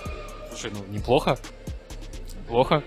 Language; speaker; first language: Russian; native; Russian